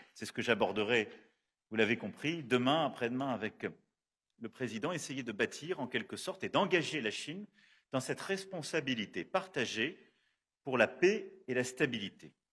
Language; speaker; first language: French; native; French